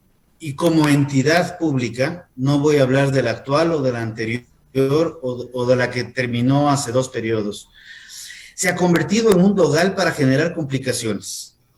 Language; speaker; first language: Spanish; native; Spanish